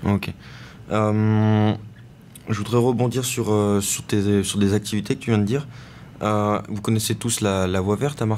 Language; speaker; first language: French; native; French